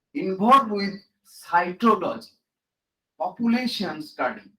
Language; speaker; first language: English; non-native, local second language; Bangla